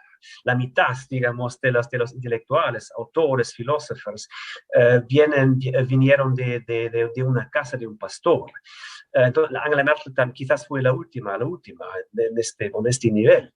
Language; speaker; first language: Spanish; non-native, fluent; German